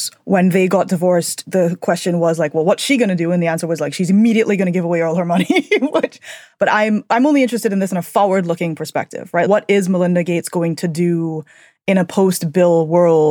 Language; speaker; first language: English; native; English